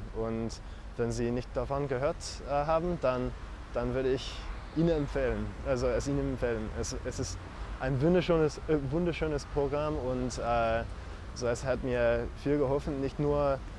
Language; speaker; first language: German; non-native, fluent; English